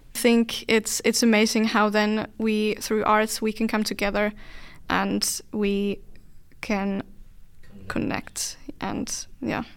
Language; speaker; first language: English; non-native, fluent; Finnish